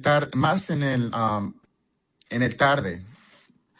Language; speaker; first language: Spanish; non-native, fluent; English